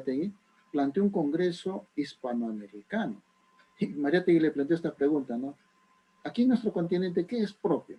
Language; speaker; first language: Spanish; native; Spanish